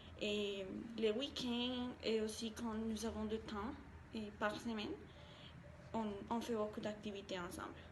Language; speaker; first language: French; non-native, learner; Spanish